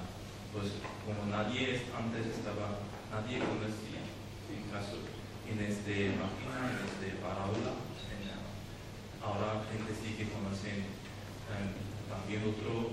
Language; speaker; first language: Spanish; non-native, learner; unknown